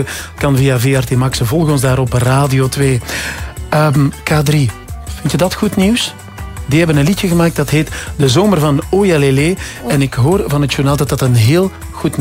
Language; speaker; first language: Dutch; native; Dutch